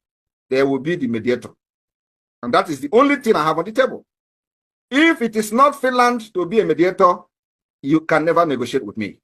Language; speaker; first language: English; non-native, local second language; Igbo